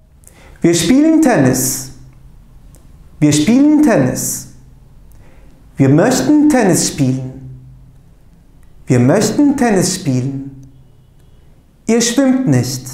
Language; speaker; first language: German; non-native, fluent; Turkish